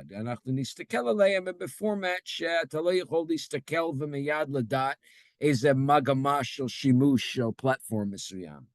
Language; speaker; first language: Hebrew; non-native, fluent; English